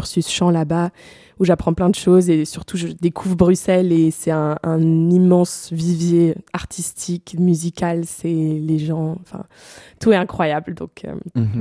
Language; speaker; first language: French; native; French